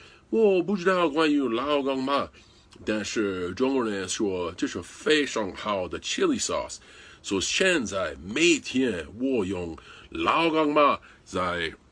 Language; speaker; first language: Chinese; non-native, learner; English